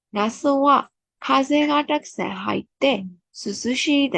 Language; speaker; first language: Japanese; non-native, fluent; Burmese